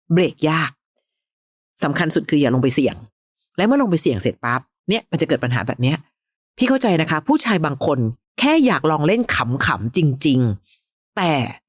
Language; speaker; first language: Thai; native; Thai